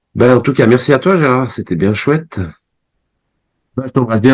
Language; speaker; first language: French; native; French